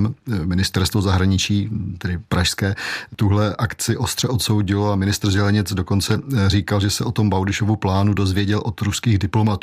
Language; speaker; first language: Czech; native; Czech